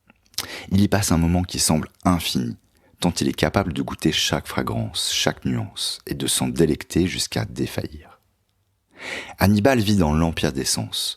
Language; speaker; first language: French; native; French